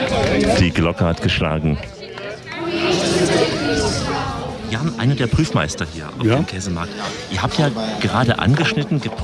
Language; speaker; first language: German; native; German